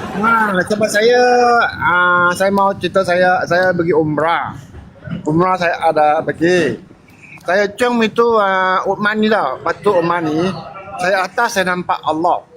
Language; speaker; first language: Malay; non-native, local second language; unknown